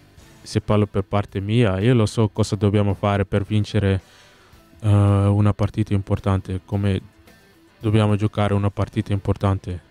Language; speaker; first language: Italian; non-native, learner; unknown